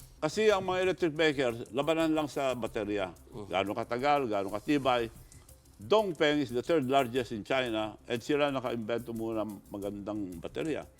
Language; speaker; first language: Filipino; non-native, local second language; Iloko